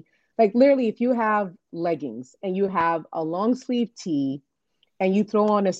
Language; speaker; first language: English; non-native, local second language; Yoruba